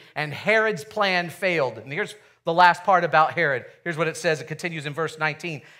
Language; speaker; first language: English; native; English